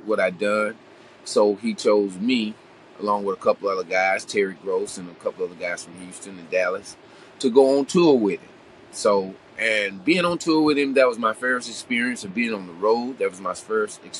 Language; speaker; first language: English; native; English